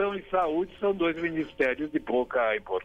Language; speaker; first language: Portuguese; native; Portuguese